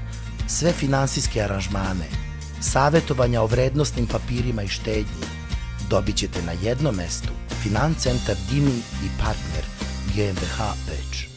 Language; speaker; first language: Bosnian; native; Bosnian